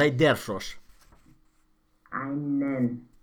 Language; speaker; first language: German; non-native, fluent; Romanian